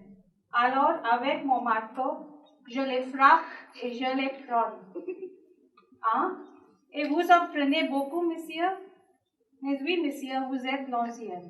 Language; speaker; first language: French; non-native, learner; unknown